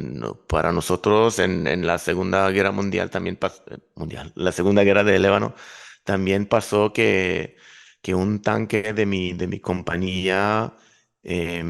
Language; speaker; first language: Spanish; non-native, fluent; Hebrew